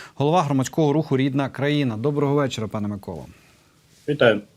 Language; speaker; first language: Ukrainian; native; Ukrainian